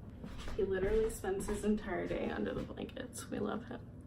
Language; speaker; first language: English; native; English